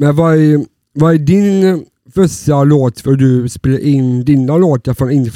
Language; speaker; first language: Swedish; non-native, learner; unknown